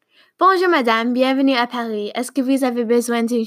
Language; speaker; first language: French; non-native, learner; English